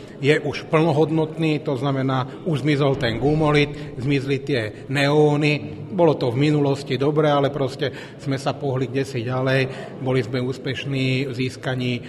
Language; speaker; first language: Slovak; native; Slovak